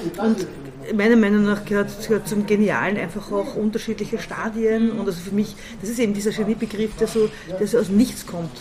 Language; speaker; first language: German; native; German